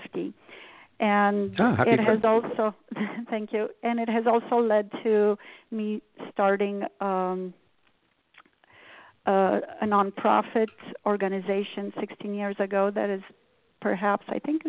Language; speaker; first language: English; non-native, fluent; Romanian